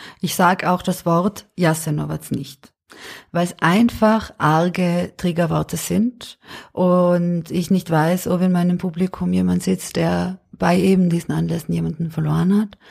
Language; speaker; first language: German; early bilingual, other home language; Serbian